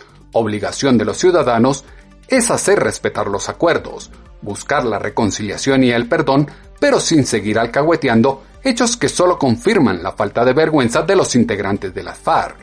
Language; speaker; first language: Spanish; native; Spanish